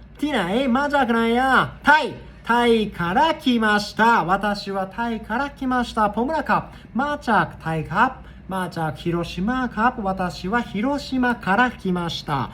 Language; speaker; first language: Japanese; non-native, fluent; Thai